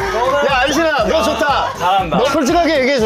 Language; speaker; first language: Korean; native; Korean